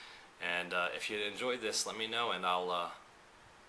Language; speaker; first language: English; early bilingual, other home language; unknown